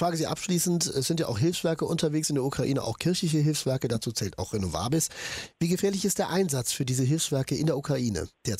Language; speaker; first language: German; native; German